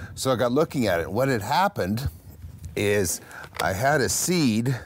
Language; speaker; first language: English; native; English